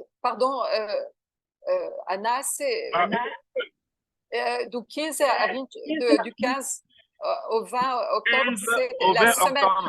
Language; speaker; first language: French; non-native, fluent; Portuguese